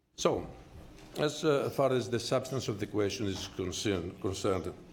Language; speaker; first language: English; non-native, fluent; Greek